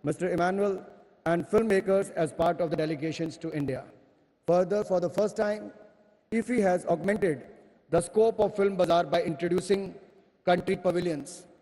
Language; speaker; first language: English; non-native, local second language; Hindi